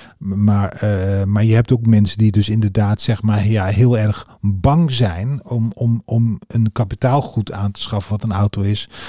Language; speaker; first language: Dutch; native; Dutch